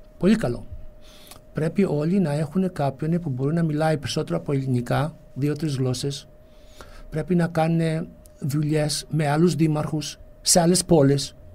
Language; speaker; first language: Greek; early bilingual, heritage; Greek